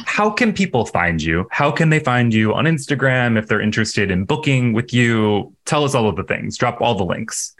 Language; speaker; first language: English; native; English